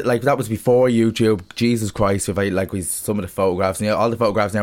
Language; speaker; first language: English; native; English